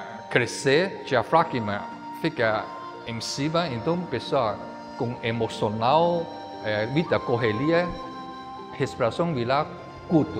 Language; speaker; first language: Portuguese; non-native, learner; Chinese